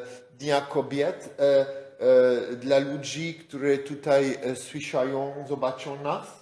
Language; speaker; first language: Polish; non-native, learner; French